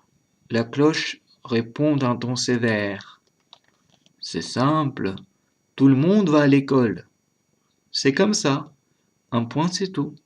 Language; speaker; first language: French; non-native, learner; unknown